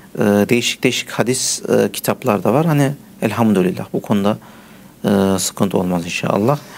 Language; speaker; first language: Turkish; early bilingual, heritage; Turkish